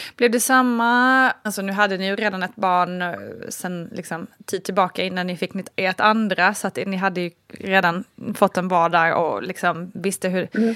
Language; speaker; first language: Swedish; native; Swedish